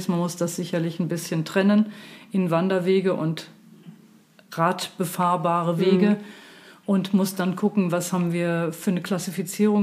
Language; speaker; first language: German; native; German